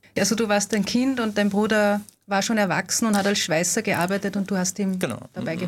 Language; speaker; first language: German; native; German